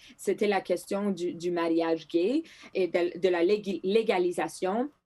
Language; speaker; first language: French; non-native, local second language; Greek